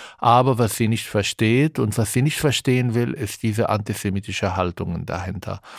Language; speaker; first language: German; non-native, fluent; Arabic